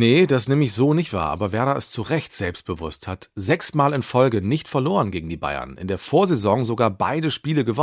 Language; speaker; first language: German; native; German